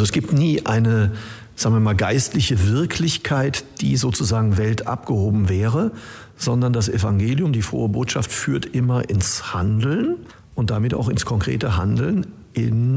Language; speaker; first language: German; native; German